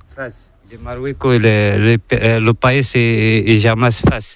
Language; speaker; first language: Spanish; non-native, learner; Arabic